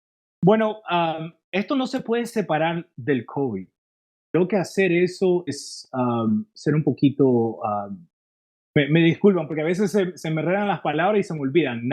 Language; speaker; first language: Spanish; early bilingual, heritage; Spanish